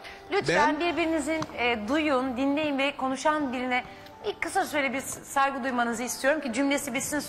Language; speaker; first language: Turkish; native; Turkish